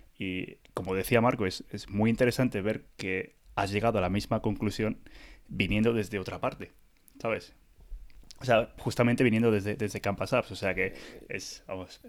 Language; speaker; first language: Spanish; native; Spanish